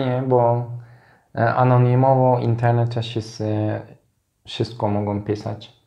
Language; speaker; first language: Polish; non-native, fluent; Turkish